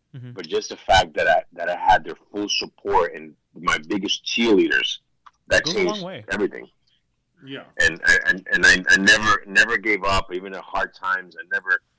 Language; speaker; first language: English; early bilingual, other home language; Spanish